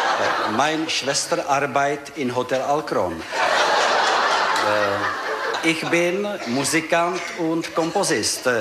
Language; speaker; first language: German; non-native, learner; Czech